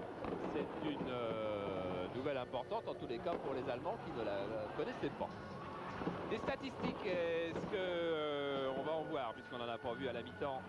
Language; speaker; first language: French; native; French